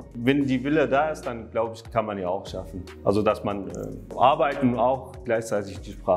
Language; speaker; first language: German; non-native, fluent; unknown